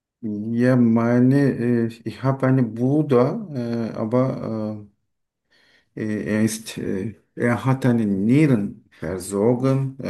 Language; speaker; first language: German; non-native, learner; Turkish